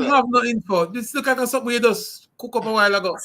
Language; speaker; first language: English; native; English